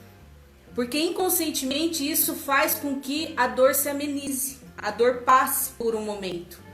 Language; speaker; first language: Portuguese; native; Portuguese